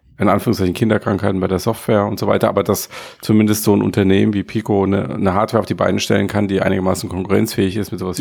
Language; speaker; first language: German; native; German